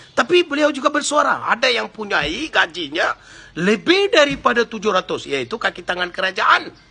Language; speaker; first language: Malay; non-native, local second language; Tamil